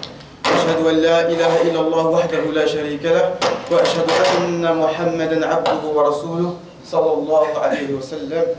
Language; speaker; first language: Arabic; non-native, fluent; French